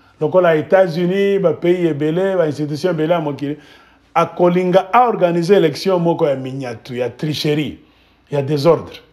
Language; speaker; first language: French; non-native, local second language; Swahili